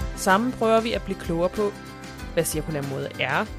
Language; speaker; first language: Danish; non-native, fluent; German